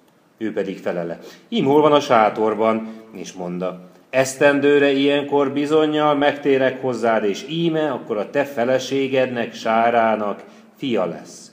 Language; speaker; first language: Hungarian; native; Hungarian